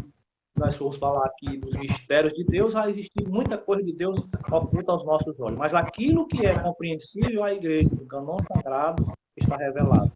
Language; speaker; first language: Portuguese; native; Portuguese